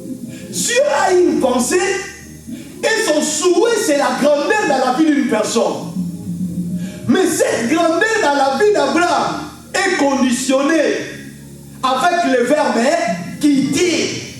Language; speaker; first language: French; non-native, local second language; Lingala